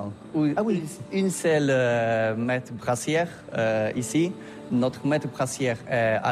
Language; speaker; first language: French; non-native, learner; Polish